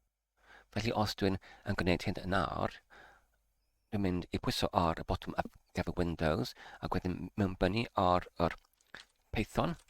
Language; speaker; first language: Welsh; non-native, learner; English